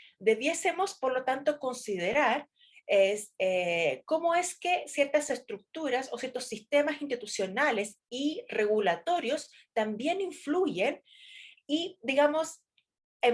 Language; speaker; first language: Spanish; native; Spanish